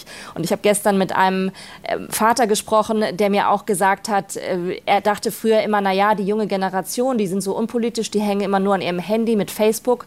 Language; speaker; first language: German; native; German